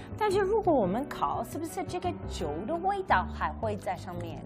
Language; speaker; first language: Chinese; non-native, fluent; English